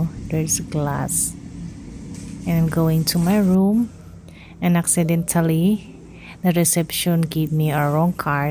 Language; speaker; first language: English; non-native, local second language; Filipino